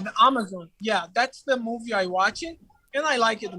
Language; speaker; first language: English; non-native, learner; Portuguese